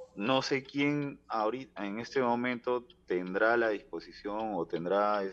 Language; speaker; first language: Spanish; native; Spanish